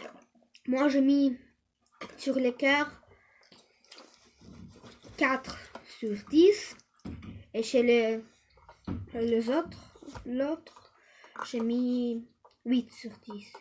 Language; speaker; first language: French; early bilingual, other home language; Russian